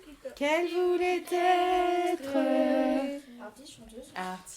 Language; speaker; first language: French; native; French